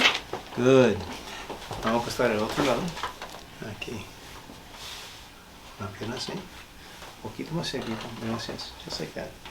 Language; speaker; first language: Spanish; early bilingual, heritage; Spanish